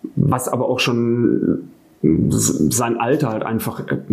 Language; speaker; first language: German; native; German